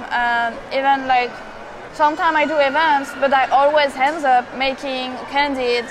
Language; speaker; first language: English; non-native, fluent; French